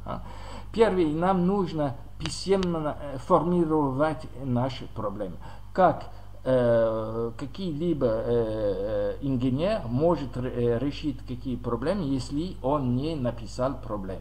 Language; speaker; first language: Russian; non-native, learner; French